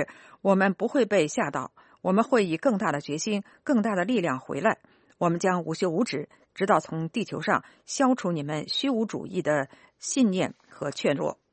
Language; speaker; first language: Chinese; native; Chinese